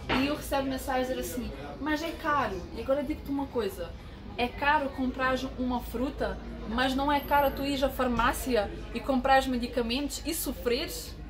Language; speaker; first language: Portuguese; non-native, fluent; Ukrainian